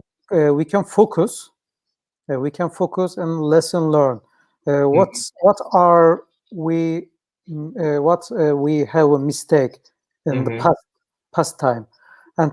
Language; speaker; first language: English; non-native, learner; Turkish